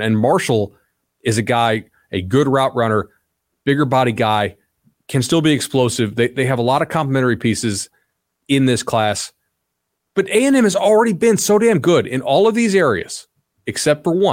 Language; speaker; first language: English; native; English